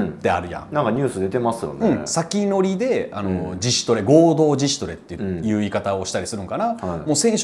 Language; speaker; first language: Japanese; native; Japanese